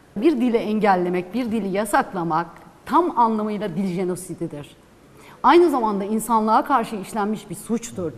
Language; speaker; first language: Turkish; non-native, local second language; Kurdish